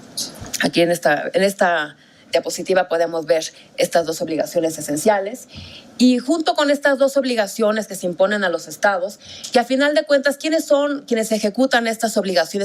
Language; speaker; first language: Spanish; native; Spanish